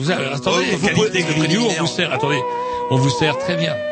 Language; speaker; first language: French; native; French